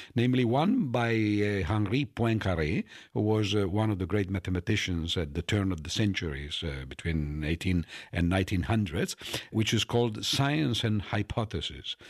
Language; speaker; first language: English; non-native, fluent; Italian